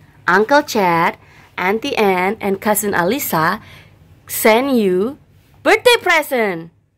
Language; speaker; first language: English; non-native, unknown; Javanese